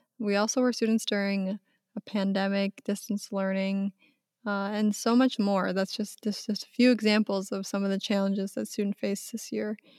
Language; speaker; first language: English; native; English